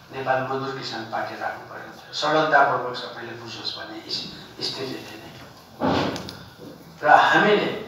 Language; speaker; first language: Nepali; non-native, local second language; Newari